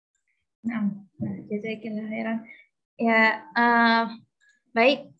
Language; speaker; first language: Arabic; non-native, learner; Indonesian